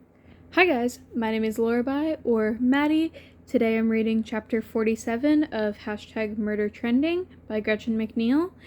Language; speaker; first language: English; native; English